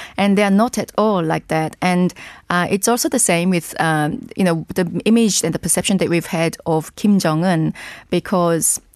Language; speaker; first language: English; non-native, fluent; Korean